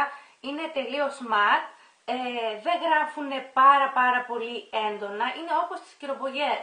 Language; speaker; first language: Greek; native; Greek